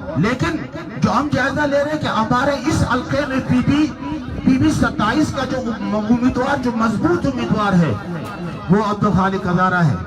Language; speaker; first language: Urdu; non-native, local second language; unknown